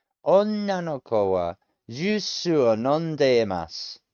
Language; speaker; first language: Japanese; non-native, learner; English